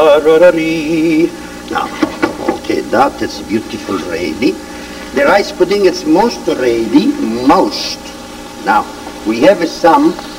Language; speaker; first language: English; non-native, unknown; Italian